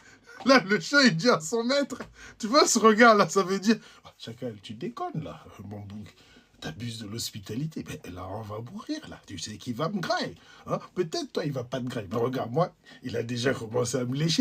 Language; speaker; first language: French; native; French